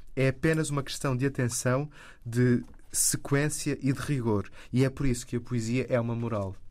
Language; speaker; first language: Portuguese; native; Portuguese